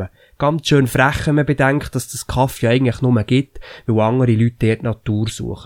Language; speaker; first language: German; native; German